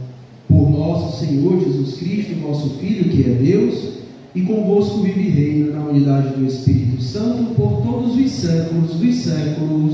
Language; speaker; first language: Portuguese; native; Portuguese